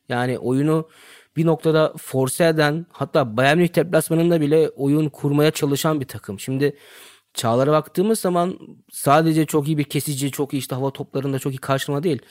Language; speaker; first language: Turkish; early bilingual, heritage; Turkish